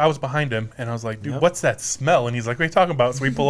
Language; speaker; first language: English; native; English